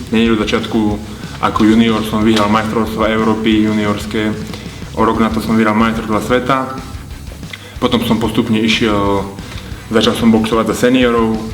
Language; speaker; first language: Slovak; native; Slovak